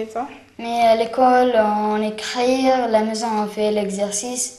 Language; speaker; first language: French; non-native, learner; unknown